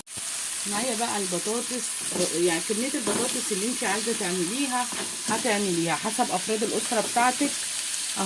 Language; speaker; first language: Arabic; native; Arabic